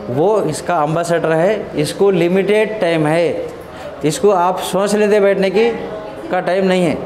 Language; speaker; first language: Hindi; non-native, local second language; Telugu